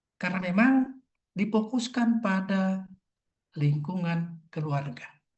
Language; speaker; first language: Indonesian; non-native, local second language; Buginese